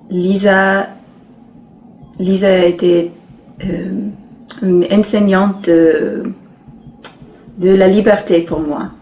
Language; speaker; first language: French; non-native, learner; English